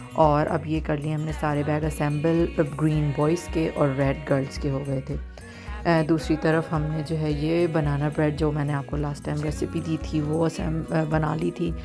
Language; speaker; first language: Urdu; native; Urdu